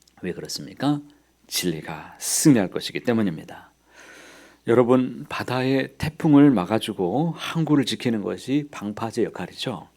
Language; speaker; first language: Korean; native; Korean